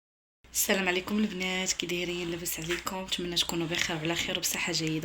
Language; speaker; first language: Arabic; native; Arabic